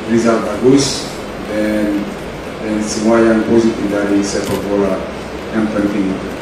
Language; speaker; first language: Indonesian; non-native, fluent; Serbian